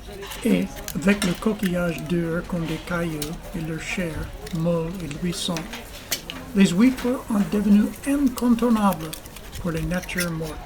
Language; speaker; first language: French; non-native, fluent; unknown